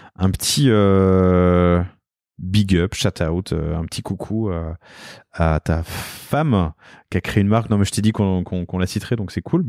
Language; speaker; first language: French; native; French